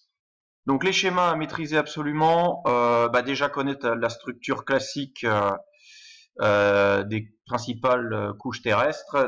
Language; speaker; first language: French; native; French